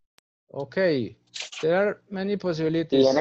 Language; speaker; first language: English; non-native, fluent; Spanish